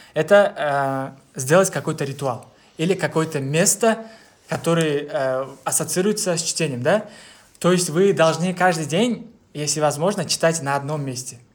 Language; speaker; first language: Russian; non-native, local second language; Uzbek